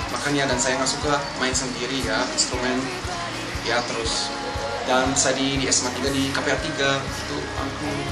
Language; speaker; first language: Indonesian; non-native, fluent; German